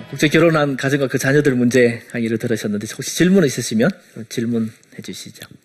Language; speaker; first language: Korean; native; Korean